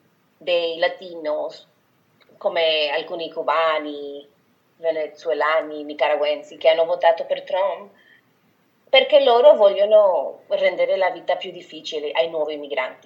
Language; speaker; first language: Italian; non-native, fluent; Spanish